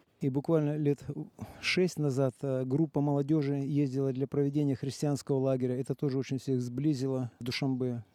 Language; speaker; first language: Russian; native; Russian